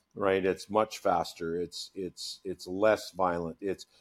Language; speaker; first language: English; native; English